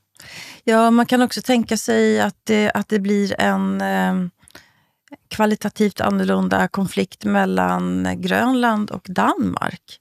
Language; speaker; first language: Swedish; native; Swedish